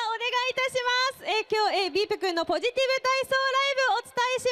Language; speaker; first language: Japanese; native; Japanese